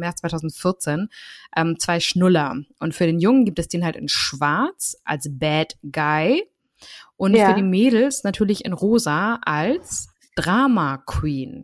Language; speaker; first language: German; native; German